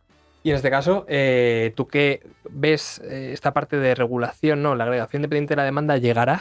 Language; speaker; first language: Spanish; native; Spanish